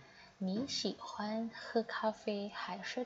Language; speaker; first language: Chinese; non-native, fluent; Indonesian